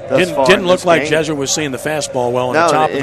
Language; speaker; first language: English; native; English